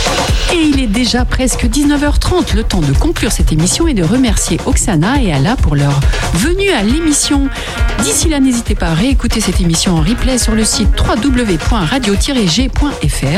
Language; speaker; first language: French; native; French